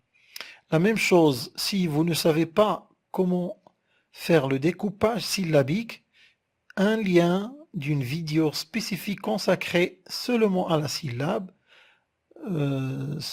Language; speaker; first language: French; non-native, local second language; Arabic